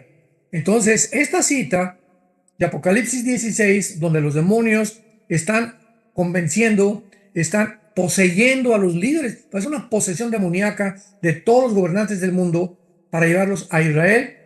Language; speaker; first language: Spanish; native; Spanish